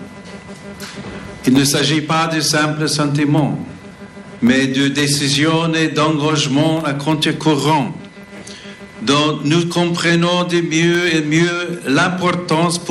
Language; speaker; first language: French; non-native, fluent; English